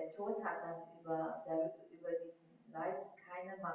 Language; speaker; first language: German; non-native, fluent; Russian